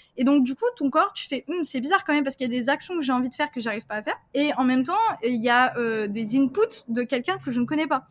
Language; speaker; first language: French; early bilingual, other home language; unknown